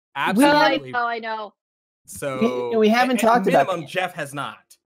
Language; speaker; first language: English; native; English